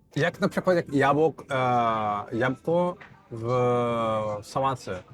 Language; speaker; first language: Polish; non-native, learner; Portuguese